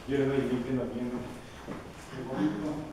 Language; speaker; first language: Spanish; native; Spanish